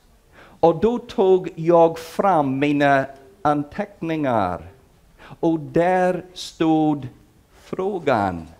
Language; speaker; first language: Swedish; non-native, fluent; English